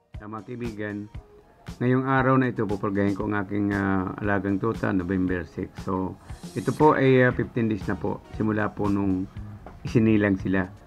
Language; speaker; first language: Filipino; non-native, local second language; Cebuano